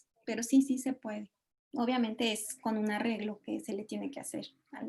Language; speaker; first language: Spanish; native; Spanish